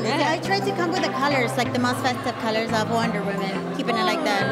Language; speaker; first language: English; non-native, fluent; Spanish